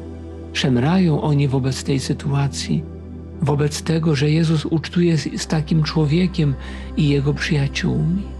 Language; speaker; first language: Polish; native; Polish